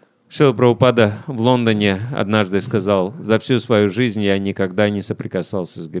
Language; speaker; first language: Russian; native; Russian